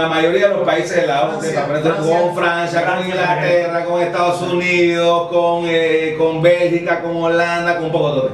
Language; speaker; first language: Spanish; native; Spanish